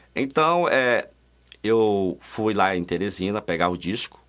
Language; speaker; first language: Portuguese; native; Portuguese